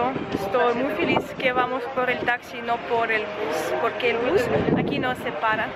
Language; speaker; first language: Spanish; non-native, fluent; Russian